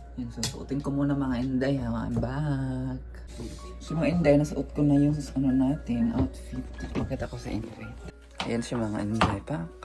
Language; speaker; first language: Filipino; non-native, local second language; Cebuano